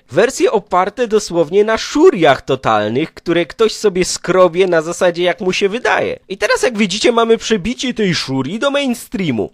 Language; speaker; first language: Polish; native; Polish